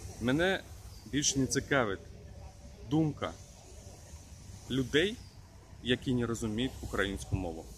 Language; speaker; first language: Ukrainian; non-native, local second language; Russian